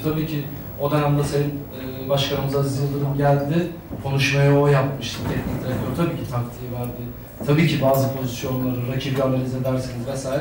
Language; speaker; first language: Turkish; native; Turkish